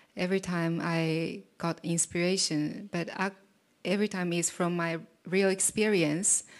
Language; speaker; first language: English; non-native, fluent; Japanese